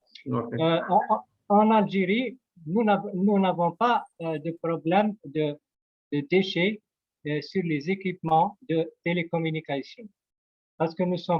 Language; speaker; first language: French; non-native, local second language; Arabic